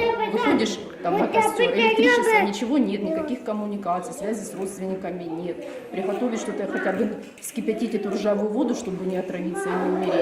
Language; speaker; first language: Russian; native; Russian